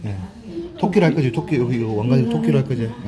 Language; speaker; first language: Korean; native; Korean